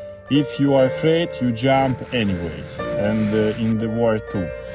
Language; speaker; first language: English; non-native, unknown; Ukrainian